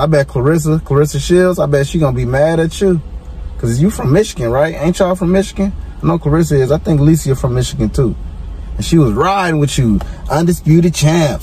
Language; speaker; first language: English; native; English